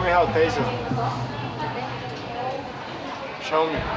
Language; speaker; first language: English; native; English